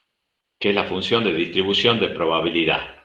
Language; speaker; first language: Spanish; native; Spanish